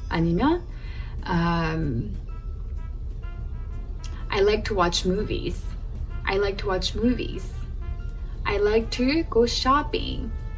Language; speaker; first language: English; early bilingual, other home language; Korean